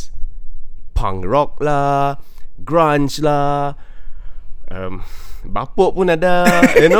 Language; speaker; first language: English; non-native, local second language; Malay